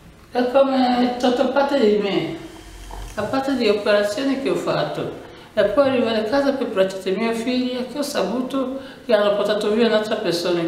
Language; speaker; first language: Italian; non-native, learner; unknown